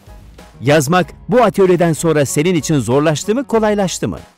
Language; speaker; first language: Turkish; native; Turkish